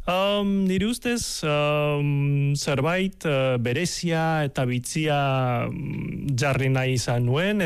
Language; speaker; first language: Basque; non-native, fluent; Cantonese